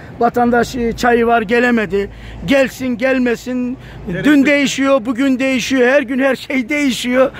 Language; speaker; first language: Turkish; native; Turkish